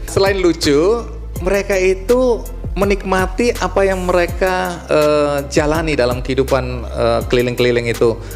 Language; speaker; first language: Indonesian; native; Indonesian